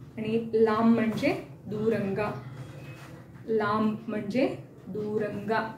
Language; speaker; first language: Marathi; non-native, local second language; Kannada